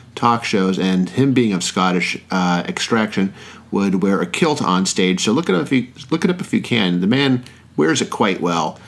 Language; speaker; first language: English; early bilingual, other home language; Spanish